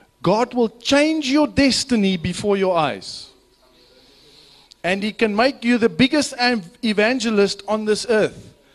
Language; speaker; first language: English; non-native, local second language; Afrikaans